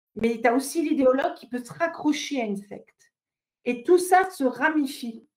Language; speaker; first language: French; native; French